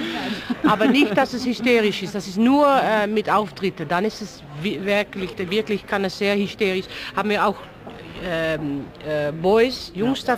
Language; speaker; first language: German; non-native, learner; Dutch